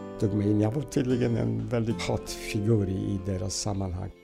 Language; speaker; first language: Swedish; non-native, fluent; Polish